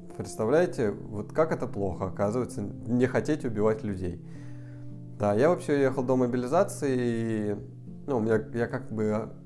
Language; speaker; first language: Russian; native; Russian